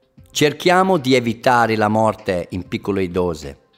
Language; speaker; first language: Italian; non-native, fluent; English